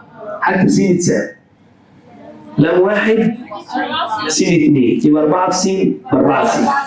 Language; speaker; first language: Arabic; native; Arabic